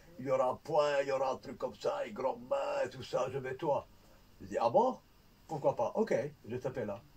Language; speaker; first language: French; non-native, fluent; Italian